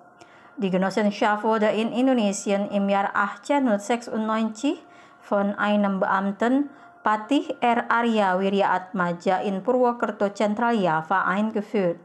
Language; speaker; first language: German; non-native, fluent; Indonesian